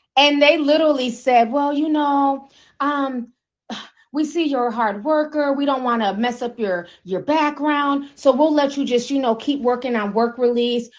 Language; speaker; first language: English; native; English